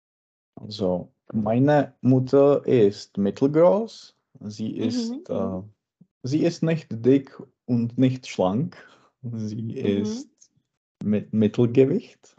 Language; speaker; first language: German; non-native, learner; Czech